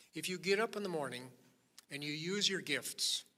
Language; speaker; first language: English; native; English